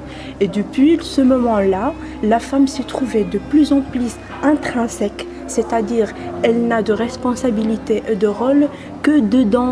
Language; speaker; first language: French; non-native, local second language; Arabic